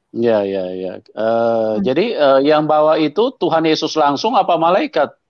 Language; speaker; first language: Indonesian; native; Indonesian